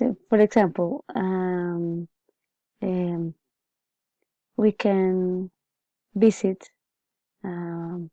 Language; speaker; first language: English; non-native, learner; Spanish